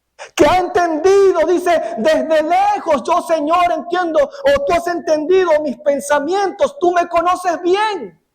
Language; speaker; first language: Spanish; native; Spanish